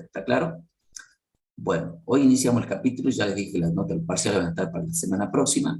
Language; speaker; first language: Spanish; native; Spanish